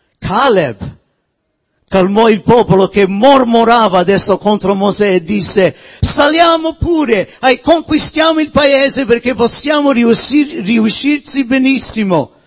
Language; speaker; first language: Italian; early bilingual, heritage; Italian